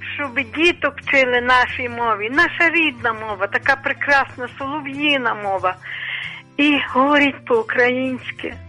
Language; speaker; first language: Ukrainian; native; Ukrainian